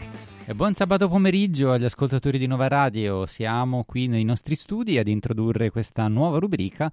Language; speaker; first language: Italian; native; Italian